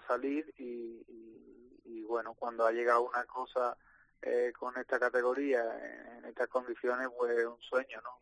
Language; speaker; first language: Spanish; native; Spanish